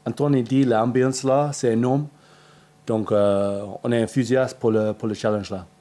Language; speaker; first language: French; non-native, learner; English